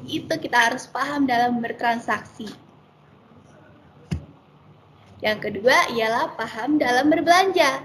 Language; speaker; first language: Indonesian; native; Indonesian